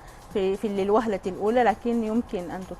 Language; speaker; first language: Arabic; native; Arabic